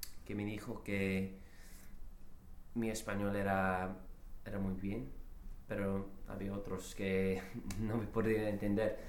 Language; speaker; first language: Spanish; non-native, learner; English